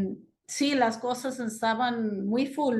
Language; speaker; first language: Spanish; non-native, fluent; English